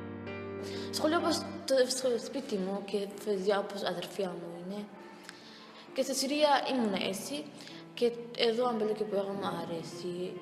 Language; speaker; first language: Greek; non-native, learner; Arabic